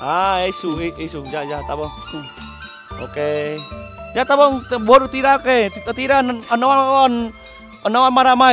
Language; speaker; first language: Portuguese; non-native, learner; Vietnamese